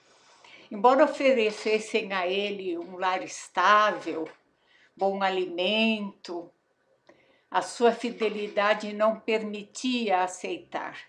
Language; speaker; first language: Portuguese; native; Portuguese